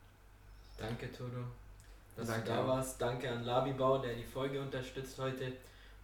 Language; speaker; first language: German; native; German